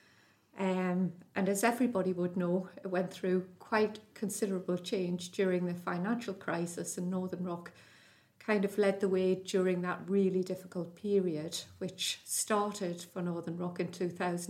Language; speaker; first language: English; native; English